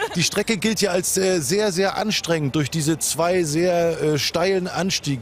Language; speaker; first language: German; native; German